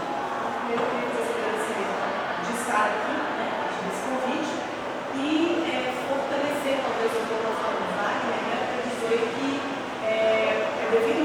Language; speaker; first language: Portuguese; native; Portuguese